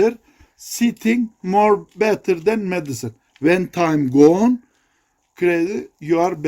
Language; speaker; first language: English; non-native, learner; Turkish